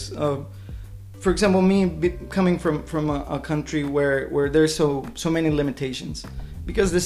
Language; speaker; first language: English; non-native, fluent; Spanish